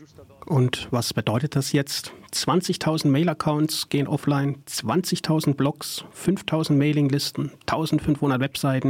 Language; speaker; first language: German; native; German